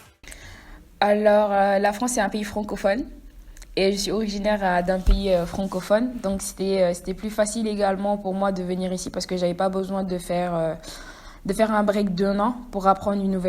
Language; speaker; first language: French; non-native, local second language; Wolof